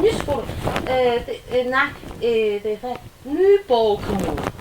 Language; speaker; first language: Danish; non-native, learner; Chinese